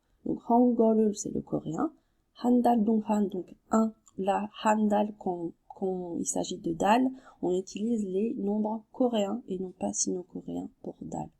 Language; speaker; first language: French; native; French